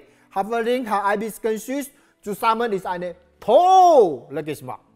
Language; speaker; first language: German; non-native, learner; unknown